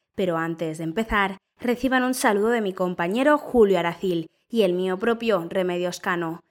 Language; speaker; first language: Spanish; native; Spanish